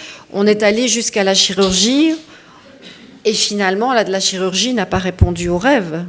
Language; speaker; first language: French; native; French